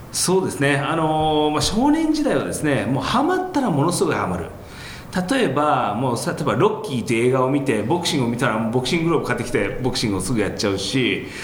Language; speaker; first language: Japanese; early bilingual, heritage; Japanese